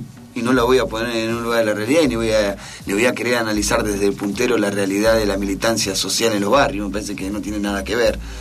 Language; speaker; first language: Spanish; native; Spanish